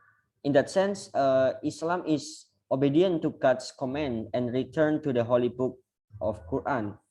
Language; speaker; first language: English; non-native, learner; Indonesian